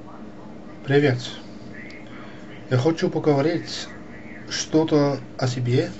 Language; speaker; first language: Russian; non-native, learner; English